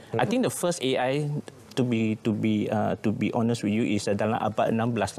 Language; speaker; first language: English; non-native, local second language; Malay